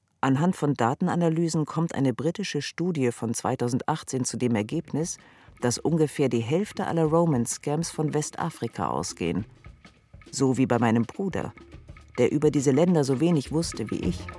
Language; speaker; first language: German; native; German